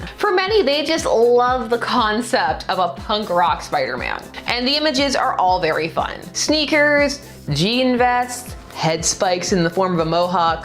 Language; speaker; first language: English; native; English